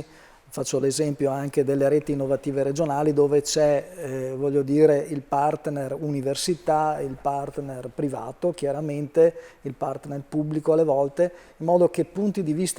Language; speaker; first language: Italian; native; Italian